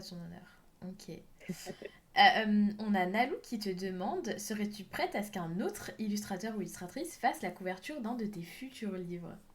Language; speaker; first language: French; native; French